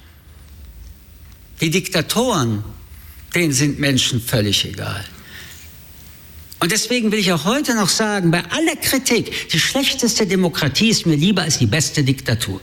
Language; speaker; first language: German; early bilingual, other home language; French